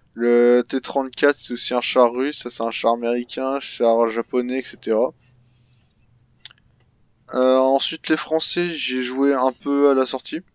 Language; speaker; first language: French; native; French